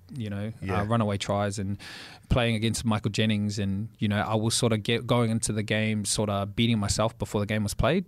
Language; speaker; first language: English; native; English